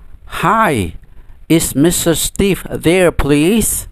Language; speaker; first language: English; non-native, fluent; Indonesian